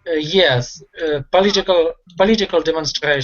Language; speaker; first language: English; non-native, learner; Russian